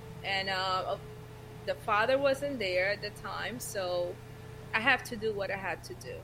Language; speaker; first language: English; non-native, fluent; Spanish